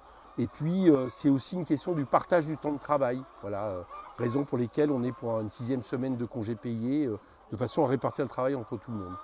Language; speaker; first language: French; native; French